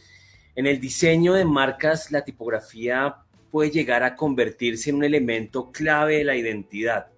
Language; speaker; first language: Spanish; native; Spanish